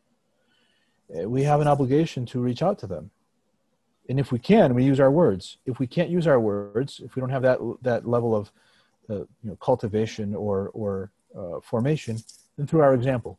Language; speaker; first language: English; native; English